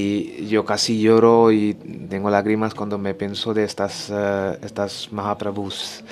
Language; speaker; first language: Spanish; non-native, learner; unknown